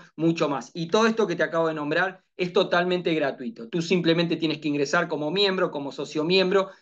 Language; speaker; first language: Spanish; native; Spanish